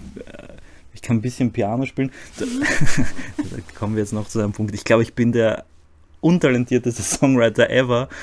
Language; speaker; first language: German; early bilingual, other home language; Croatian